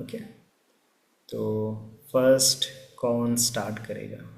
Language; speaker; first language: Hindi; native; Hindi